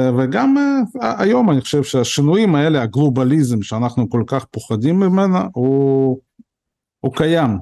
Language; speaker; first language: Hebrew; early bilingual, other home language; Russian